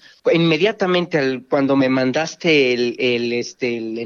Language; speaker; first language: Spanish; native; Spanish